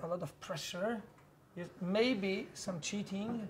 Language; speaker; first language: English; non-native, fluent; Polish